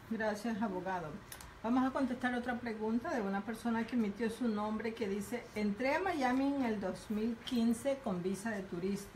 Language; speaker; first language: Spanish; native; Spanish